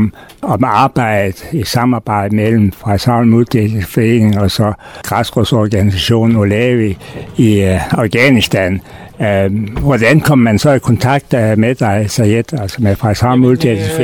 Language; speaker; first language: Danish; native; Danish